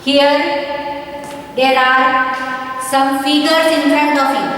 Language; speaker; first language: English; non-native, local second language; Marathi